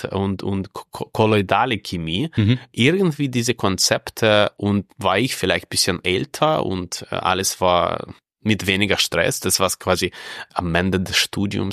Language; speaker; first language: German; non-native, fluent; Russian